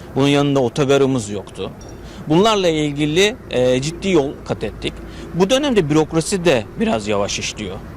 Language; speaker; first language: Turkish; native; Turkish